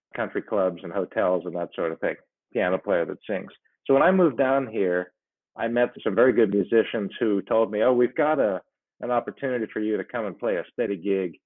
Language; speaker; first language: English; native; English